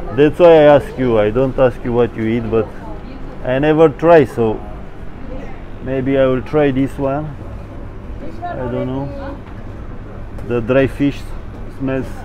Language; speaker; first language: English; non-native, learner; Romanian